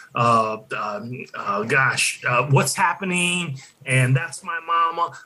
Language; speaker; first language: English; native; English